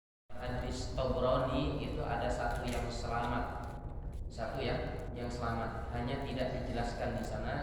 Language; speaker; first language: Indonesian; native; Indonesian